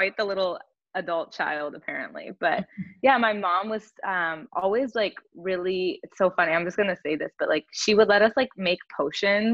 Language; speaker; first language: English; native; English